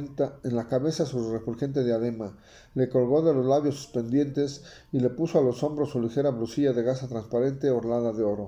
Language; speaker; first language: Spanish; native; Spanish